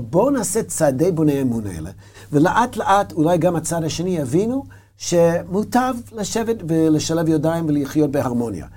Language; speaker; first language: Hebrew; non-native, fluent; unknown